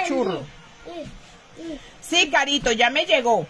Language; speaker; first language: Spanish; native; Spanish